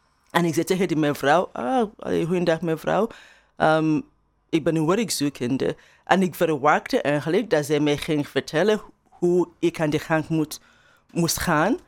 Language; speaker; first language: Dutch; non-native, fluent; Igbo